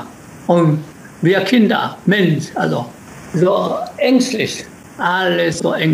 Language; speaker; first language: German; non-native, learner; Japanese